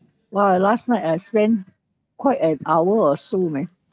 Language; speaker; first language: English; non-native, local second language; Cantonese